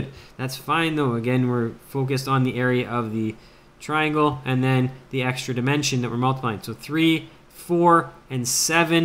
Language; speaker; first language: English; native; English